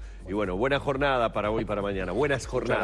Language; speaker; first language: Spanish; native; Spanish